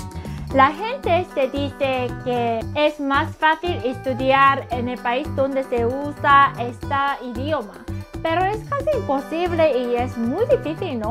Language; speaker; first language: Spanish; non-native, fluent; Korean